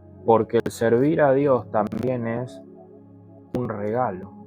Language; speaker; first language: Spanish; native; Spanish